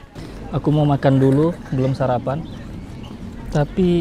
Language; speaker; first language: Indonesian; native; Indonesian